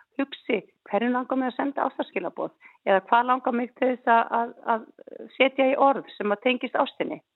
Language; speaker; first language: Icelandic; native; Icelandic